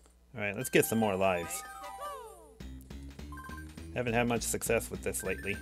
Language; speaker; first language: English; native; English